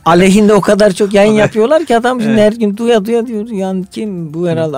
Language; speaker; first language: Turkish; native; Turkish